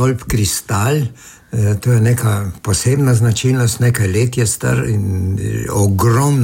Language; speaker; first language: Slovenian; native; Slovenian